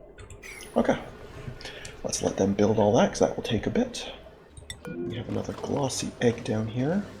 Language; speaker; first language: English; native; English